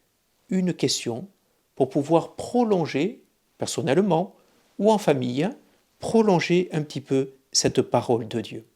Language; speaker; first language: French; native; French